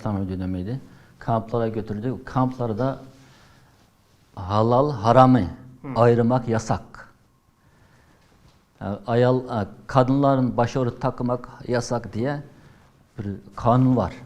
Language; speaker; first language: Turkish; non-native, learner; Uyghur